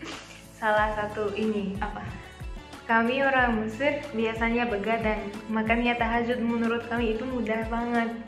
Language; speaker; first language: Indonesian; non-native, fluent; Arabic